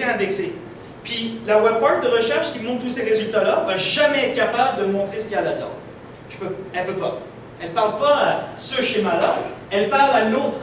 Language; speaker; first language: French; native; French